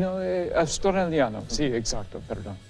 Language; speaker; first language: Spanish; non-native, fluent; English